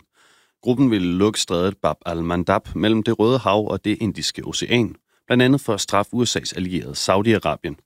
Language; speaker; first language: Danish; native; Danish